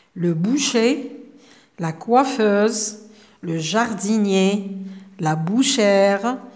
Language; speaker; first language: French; non-native, local second language; Arabic